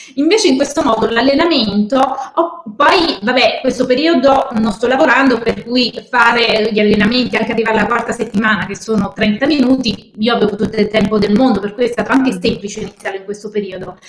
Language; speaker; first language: Italian; native; Italian